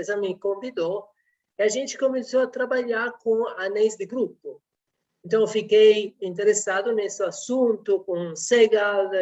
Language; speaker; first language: Portuguese; non-native, fluent; Italian